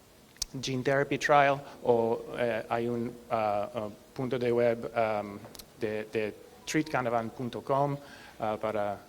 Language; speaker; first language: Spanish; non-native, learner; English